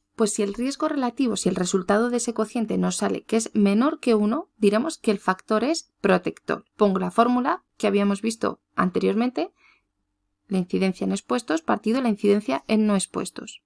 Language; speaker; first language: Spanish; native; Spanish